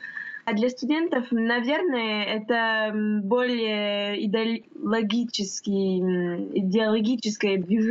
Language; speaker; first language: Russian; non-native, fluent; French